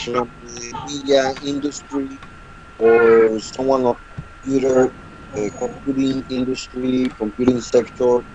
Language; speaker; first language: English; non-native, learner; Spanish